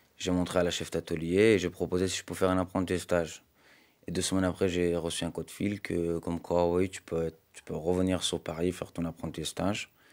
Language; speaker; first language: French; non-native, fluent; Persian